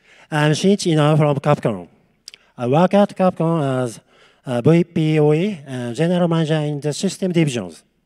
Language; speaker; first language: English; non-native, learner; Japanese